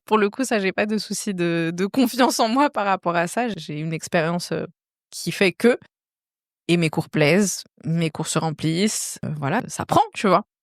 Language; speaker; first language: French; native; French